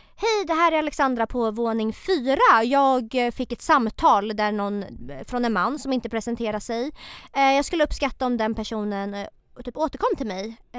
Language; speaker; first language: Swedish; native; Swedish